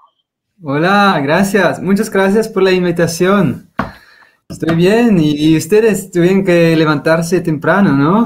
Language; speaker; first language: Spanish; non-native, fluent; Swiss German